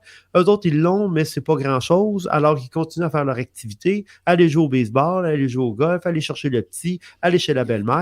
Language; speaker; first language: French; native; French